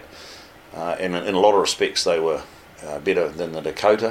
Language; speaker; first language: English; native; English